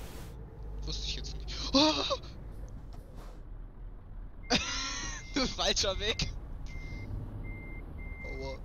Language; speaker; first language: German; native; German